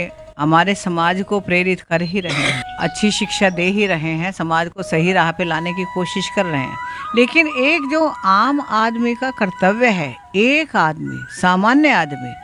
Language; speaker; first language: Hindi; native; Hindi